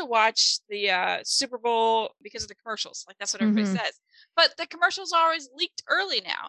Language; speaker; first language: English; non-native, fluent; German